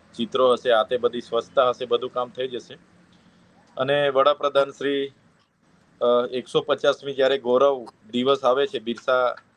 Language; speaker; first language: Gujarati; non-native, local second language; Vasavi